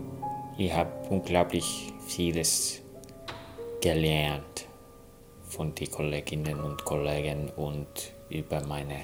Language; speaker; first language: German; non-native, fluent; Finnish